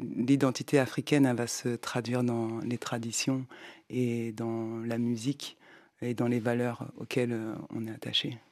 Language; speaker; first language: French; early bilingual, other home language; Kabuverdianu